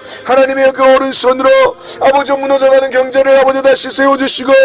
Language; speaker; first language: Korean; native; Korean